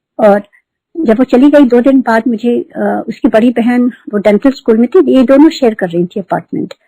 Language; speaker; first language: Hindi; native; Hindi